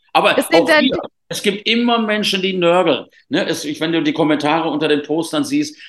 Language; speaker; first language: German; native; German